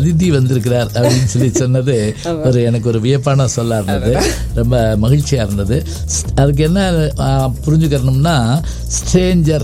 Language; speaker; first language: Tamil; native; Tamil